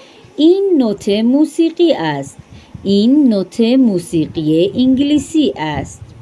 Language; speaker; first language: Persian; non-native, fluent; Urdu